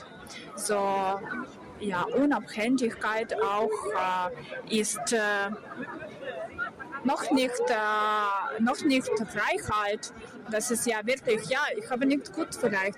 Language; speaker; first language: German; non-native, fluent; Ukrainian